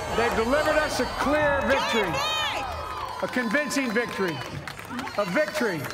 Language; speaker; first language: English; native; English